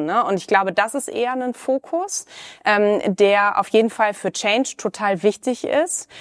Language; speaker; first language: German; native; German